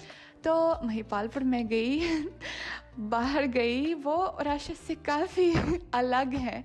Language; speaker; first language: Hindi; non-native, fluent; Russian